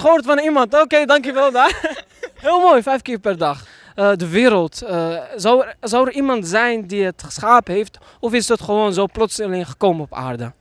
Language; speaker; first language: Dutch; native; Dutch